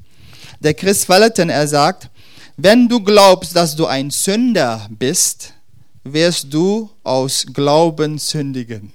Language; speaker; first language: German; non-native, fluent; Dutch